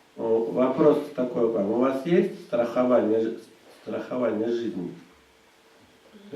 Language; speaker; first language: Russian; native; Russian